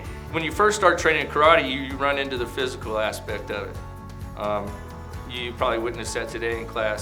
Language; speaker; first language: English; native; English